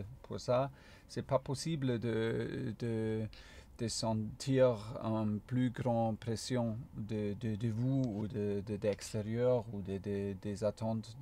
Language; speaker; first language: French; non-native, fluent; German